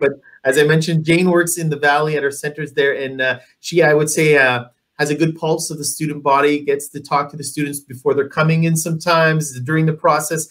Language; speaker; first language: English; native; English